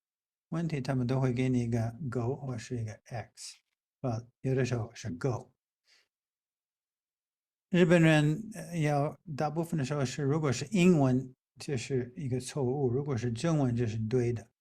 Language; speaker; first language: Chinese; non-native, fluent; English